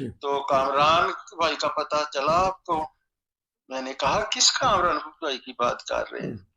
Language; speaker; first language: Urdu; non-native, local second language; Punjabi